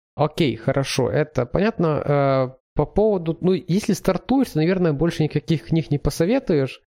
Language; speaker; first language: Russian; native; Russian